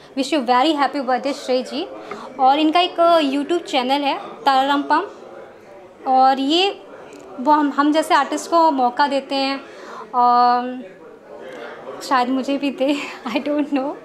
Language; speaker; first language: Hindi; native; Hindi